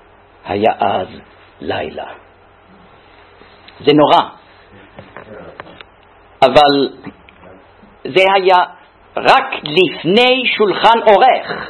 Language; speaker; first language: Hebrew; non-native, fluent; German